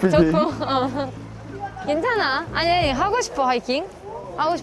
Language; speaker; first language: Korean; non-native, learner; Greek